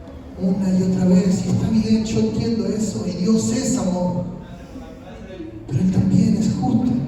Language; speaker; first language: Spanish; native; Spanish